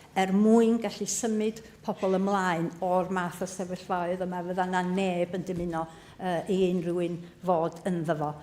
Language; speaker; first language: Welsh; native; Welsh